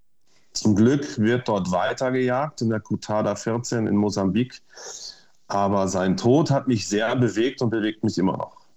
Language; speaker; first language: German; native; German